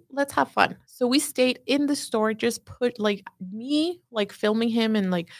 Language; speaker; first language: English; non-native, fluent; Spanish